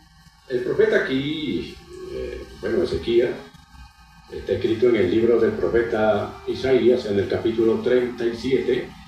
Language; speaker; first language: Spanish; native; Spanish